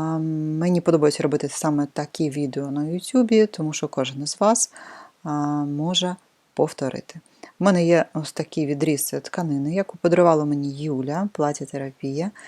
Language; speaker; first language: Ukrainian; non-native, local second language; Russian